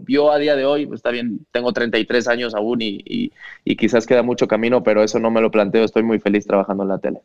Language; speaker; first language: Spanish; non-native, local second language; Catalan